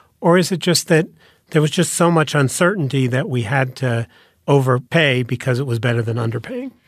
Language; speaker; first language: English; native; English